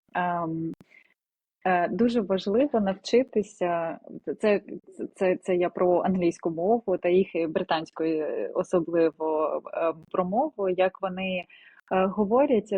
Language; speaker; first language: Ukrainian; non-native, local second language; Russian